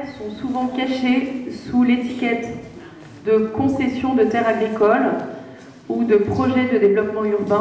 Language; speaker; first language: French; native; French